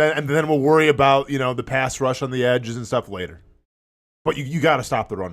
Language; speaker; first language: English; native; English